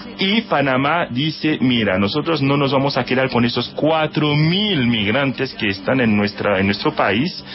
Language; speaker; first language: Spanish; non-native, fluent; Haitian Creole